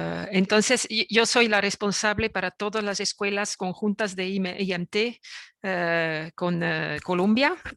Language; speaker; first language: Spanish; non-native, fluent; French